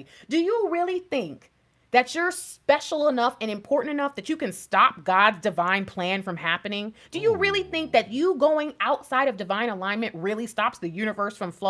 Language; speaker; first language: English; native; English